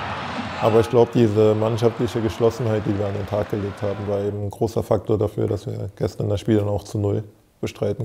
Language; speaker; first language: German; native; German